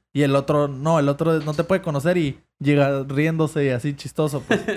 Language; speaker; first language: Spanish; native; Spanish